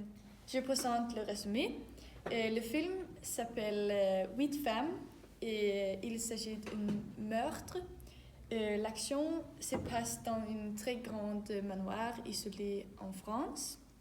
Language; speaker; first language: French; non-native, learner; Danish